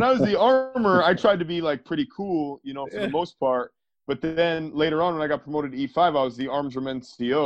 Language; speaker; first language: English; native; English